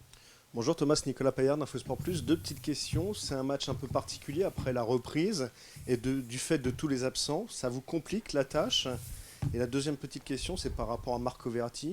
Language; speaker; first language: French; native; French